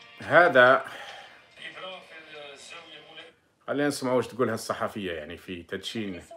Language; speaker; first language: Arabic; native; Arabic